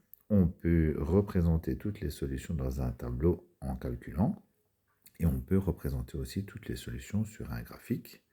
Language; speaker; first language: French; native; French